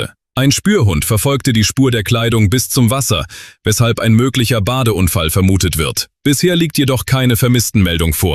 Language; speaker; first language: German; native; German